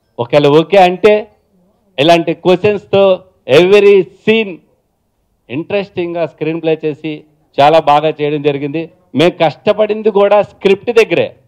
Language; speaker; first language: Telugu; native; Telugu